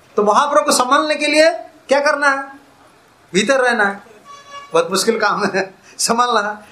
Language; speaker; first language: Hindi; non-native, local second language; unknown